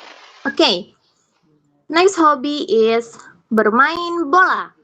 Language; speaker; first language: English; non-native, fluent; Indonesian